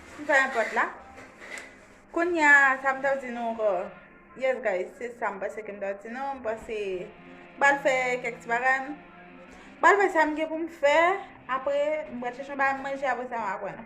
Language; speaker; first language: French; non-native, local second language; Haitian Creole